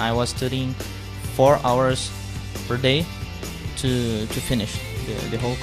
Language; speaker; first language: English; non-native, fluent; Portuguese